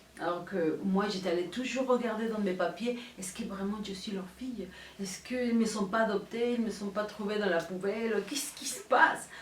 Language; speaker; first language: French; non-native, fluent; Spanish